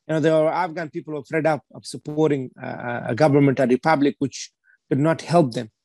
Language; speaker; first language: English; non-native, fluent; Persian